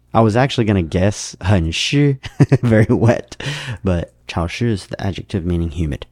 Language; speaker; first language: English; native; English